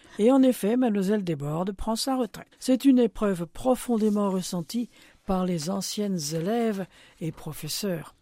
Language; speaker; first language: French; native; French